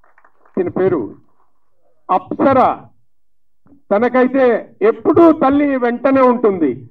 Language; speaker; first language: Telugu; native; Telugu